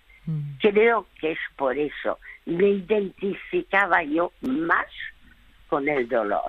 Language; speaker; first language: Spanish; early bilingual, other home language; French